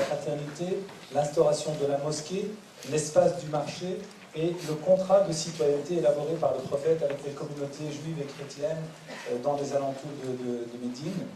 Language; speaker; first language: French; native; French